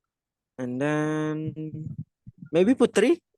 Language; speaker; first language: English; non-native, fluent; Indonesian